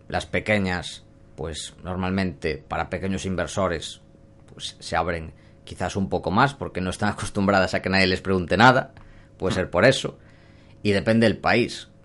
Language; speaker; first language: Spanish; native; Spanish